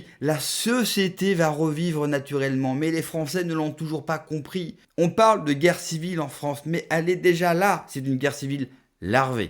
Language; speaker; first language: French; native; French